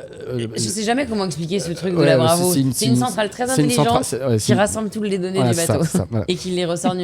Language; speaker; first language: French; native; French